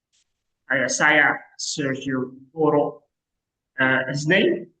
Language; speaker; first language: Indonesian; non-native, learner; Arabic